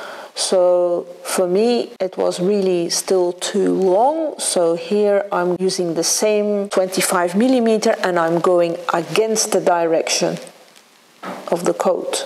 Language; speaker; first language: English; non-native, fluent; Dutch